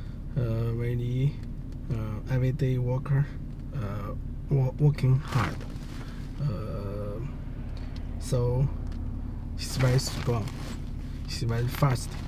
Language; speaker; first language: English; non-native, learner; Chinese